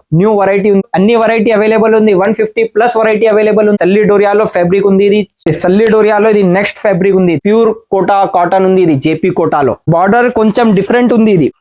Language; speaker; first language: Telugu; non-native, learner; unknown